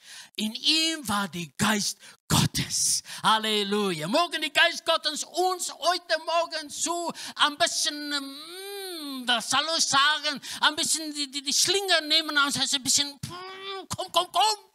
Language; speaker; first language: German; non-native, learner; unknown